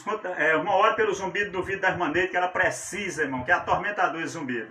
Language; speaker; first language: Portuguese; native; Portuguese